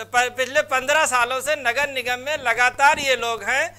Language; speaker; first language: Hindi; native; Hindi